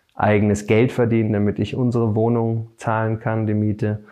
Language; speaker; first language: German; native; German